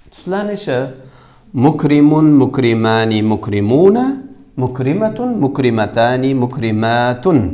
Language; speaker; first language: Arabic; non-native, fluent; Uzbek